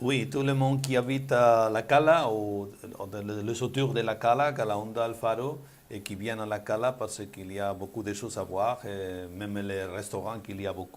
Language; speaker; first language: French; non-native, learner; Spanish